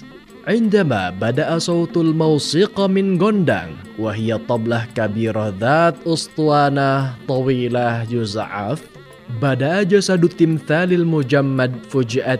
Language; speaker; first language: Arabic; non-native, fluent; Indonesian